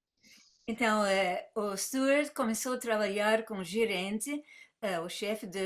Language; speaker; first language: Portuguese; non-native, fluent; English